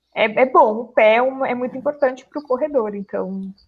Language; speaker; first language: Portuguese; native; Portuguese